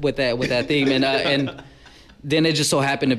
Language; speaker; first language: English; native; English